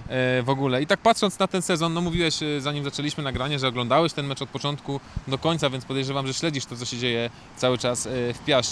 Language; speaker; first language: Polish; native; Polish